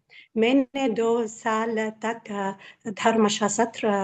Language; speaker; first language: Hindi; non-native, learner; Arabic